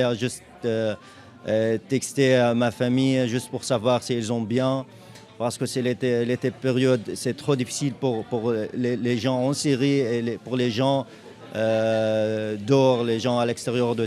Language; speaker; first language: French; non-native, learner; Arabic